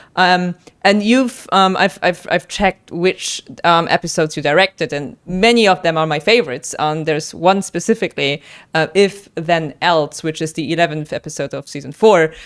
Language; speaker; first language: English; non-native, fluent; German